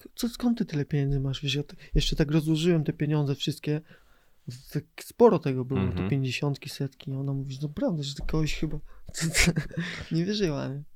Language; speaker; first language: Polish; native; Polish